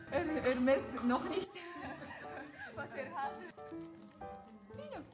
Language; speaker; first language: German; non-native, learner; Japanese